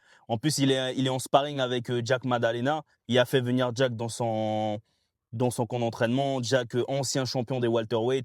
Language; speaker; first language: French; native; French